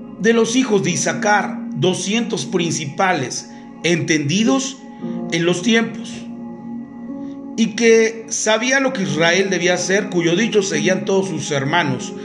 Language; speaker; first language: Spanish; native; Spanish